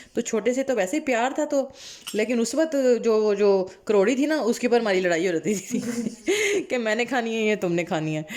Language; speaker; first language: Urdu; non-native, local second language; Punjabi